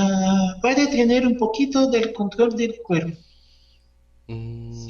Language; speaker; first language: Spanish; non-native, learner; Portuguese